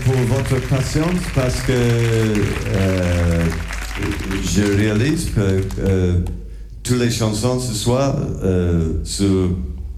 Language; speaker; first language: French; non-native, learner; English